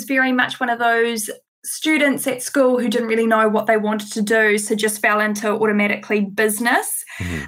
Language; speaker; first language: English; native; English